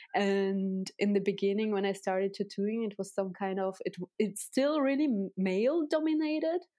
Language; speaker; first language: English; non-native, fluent; Russian